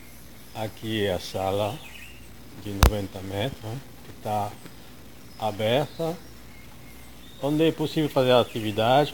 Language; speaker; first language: Portuguese; non-native, fluent; French